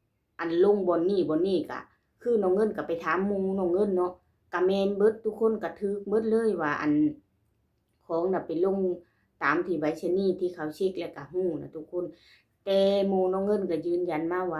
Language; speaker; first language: Thai; non-native, local second language; Lao